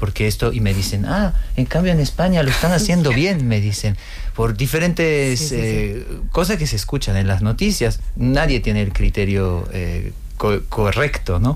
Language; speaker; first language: Spanish; non-native, fluent; French